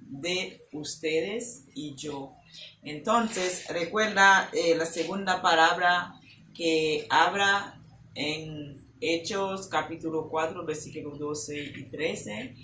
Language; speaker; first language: Spanish; non-native, learner; Haitian Creole